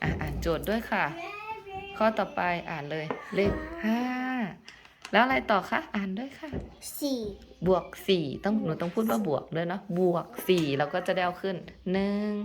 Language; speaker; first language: Thai; native; Thai